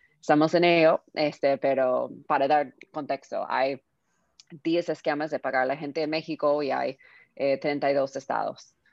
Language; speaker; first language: Spanish; non-native, fluent; English